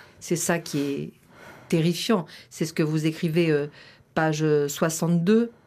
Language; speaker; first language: French; native; French